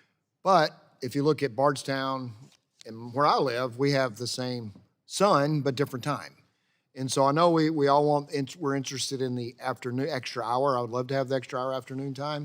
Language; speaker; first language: English; native; English